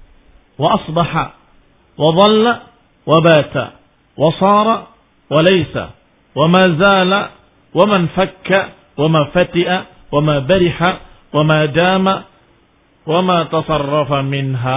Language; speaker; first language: Arabic; non-native, fluent; Indonesian